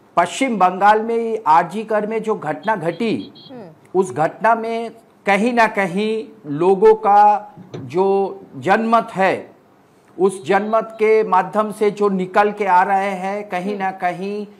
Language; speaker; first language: Hindi; non-native, local second language; Bangla